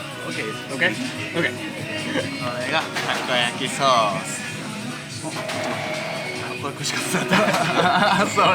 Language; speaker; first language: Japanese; non-native, learner; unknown